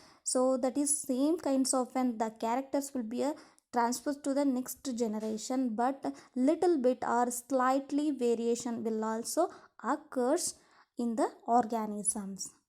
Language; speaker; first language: English; non-native, local second language; Kannada